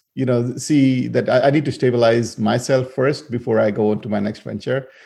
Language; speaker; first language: English; non-native, fluent; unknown